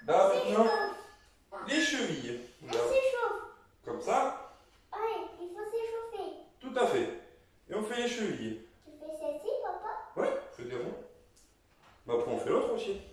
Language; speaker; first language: French; native; French